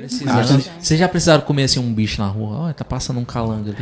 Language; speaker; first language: Portuguese; native; Portuguese